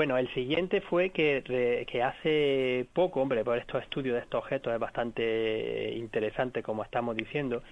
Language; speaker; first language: Spanish; native; Spanish